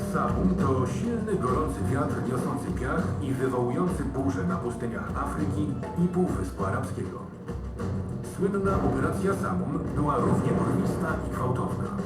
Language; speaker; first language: Polish; native; Polish